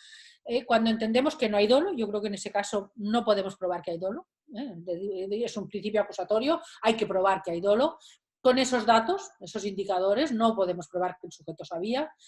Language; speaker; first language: Spanish; native; Spanish